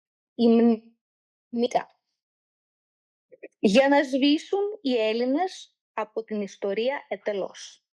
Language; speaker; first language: Greek; non-native, learner; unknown